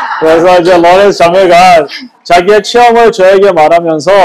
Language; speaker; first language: Korean; non-native, fluent; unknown